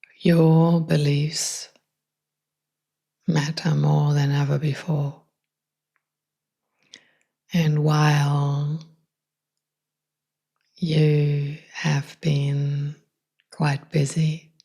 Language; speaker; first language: English; non-native, fluent; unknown